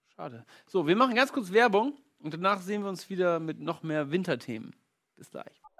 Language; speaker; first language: German; non-native, fluent; Polish